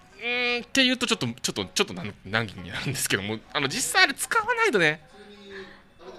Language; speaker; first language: Japanese; native; Japanese